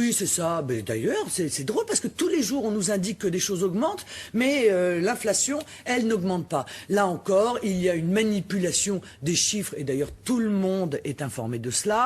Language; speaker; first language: French; native; French